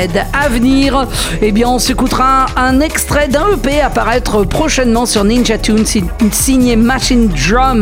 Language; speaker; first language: French; native; French